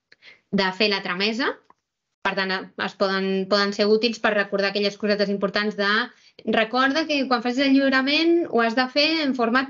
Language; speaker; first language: Catalan; native; Catalan